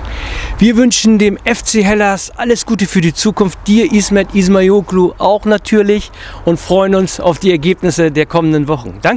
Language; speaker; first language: German; native; German